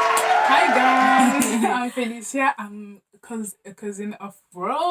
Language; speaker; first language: English; non-native, learner; French